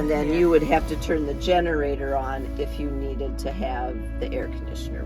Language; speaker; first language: English; native; English